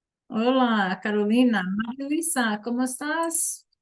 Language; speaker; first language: Spanish; non-native, fluent; English